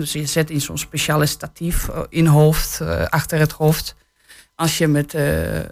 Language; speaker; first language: Dutch; non-native, fluent; Polish